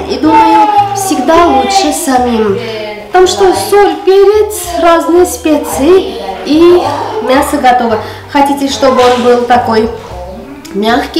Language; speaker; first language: Russian; non-native, fluent; Armenian